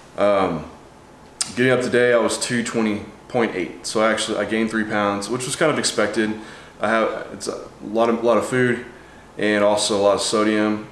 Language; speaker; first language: English; native; English